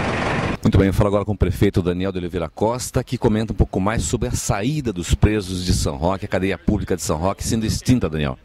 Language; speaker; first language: Portuguese; native; Portuguese